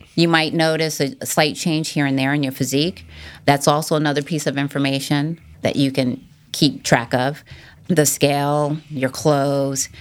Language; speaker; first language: English; native; English